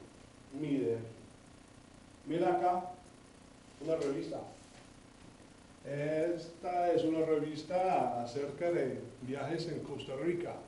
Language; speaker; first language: Spanish; non-native, fluent; English